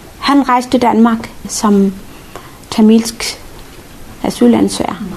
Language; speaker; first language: Danish; non-native, fluent; Tamil